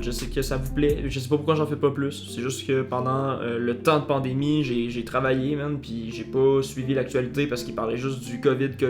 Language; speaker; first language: French; native; French